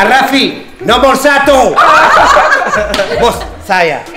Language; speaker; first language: Indonesian; non-native, learner; Spanish